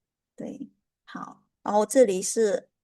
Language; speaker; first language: Chinese; non-native, fluent; Khmer